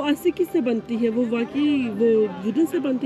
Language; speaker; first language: Hindi; non-native, fluent; Turkish